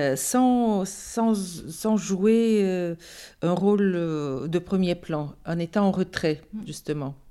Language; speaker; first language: French; non-native, fluent; Bulgarian